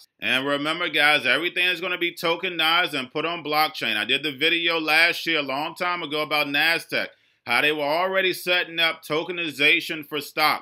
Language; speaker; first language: English; native; English